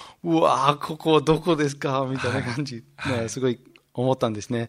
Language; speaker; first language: Japanese; non-native, fluent; English